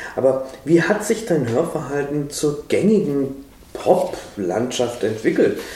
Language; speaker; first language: German; native; German